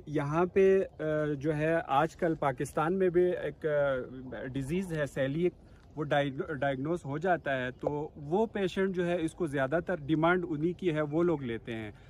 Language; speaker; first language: Urdu; non-native, local second language; Balti